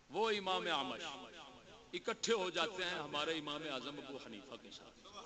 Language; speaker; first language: Urdu; non-native, local second language; Saraiki